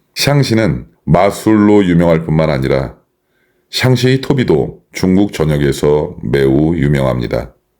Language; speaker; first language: Korean; non-native, fluent; Chinese